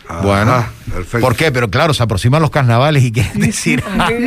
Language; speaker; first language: Spanish; native; Spanish